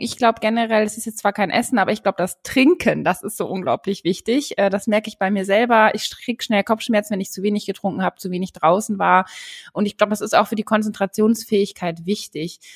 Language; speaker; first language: German; native; German